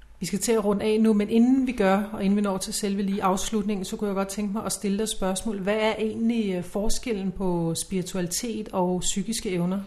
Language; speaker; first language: Danish; native; Danish